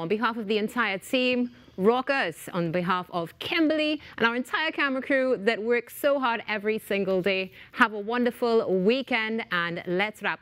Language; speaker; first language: English; native; English